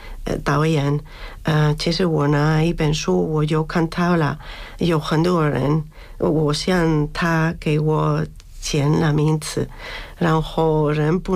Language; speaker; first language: Chinese; non-native, fluent; Spanish